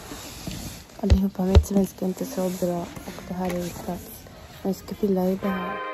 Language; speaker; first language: Swedish; non-native, fluent; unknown